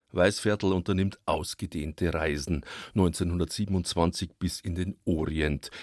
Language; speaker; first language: German; native; German